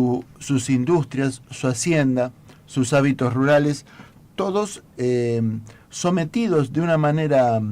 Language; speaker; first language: Spanish; native; Spanish